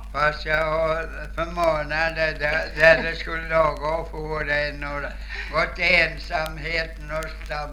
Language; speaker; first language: Swedish; native; Swedish